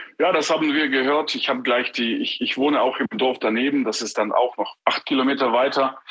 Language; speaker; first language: German; non-native, fluent; Ukrainian